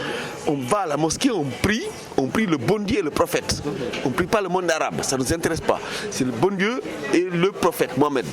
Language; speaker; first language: French; non-native, local second language; Fula